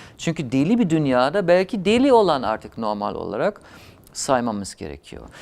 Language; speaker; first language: Turkish; non-native, fluent; German